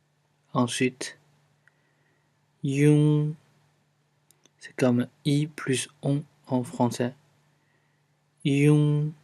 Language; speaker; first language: French; non-native, fluent; Chinese